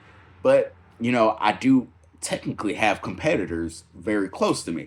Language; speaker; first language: English; native; English